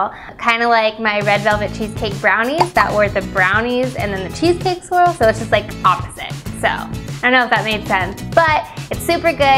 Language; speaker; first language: English; native; English